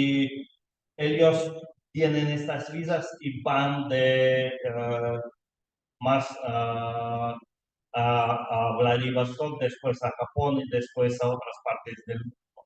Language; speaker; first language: Spanish; non-native, learner; Lithuanian